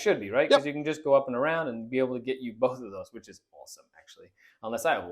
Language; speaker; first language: English; native; English